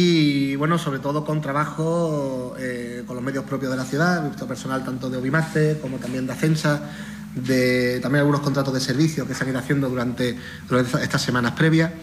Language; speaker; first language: Spanish; native; Spanish